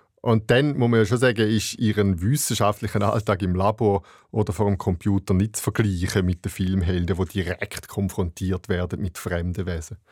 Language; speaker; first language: German; native; German